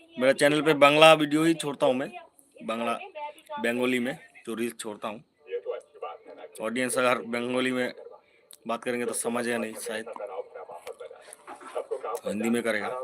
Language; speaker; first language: Hindi; non-native, local second language; Bangla